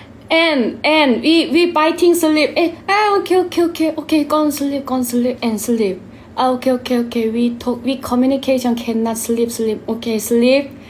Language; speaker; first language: English; non-native, learner; Korean